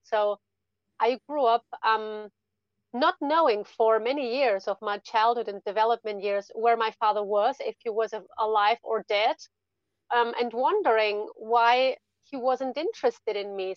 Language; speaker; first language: English; non-native, fluent; German